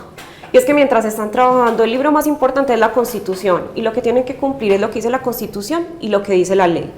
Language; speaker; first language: Spanish; native; Spanish